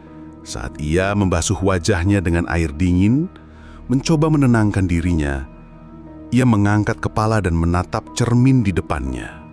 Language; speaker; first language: Indonesian; native; Indonesian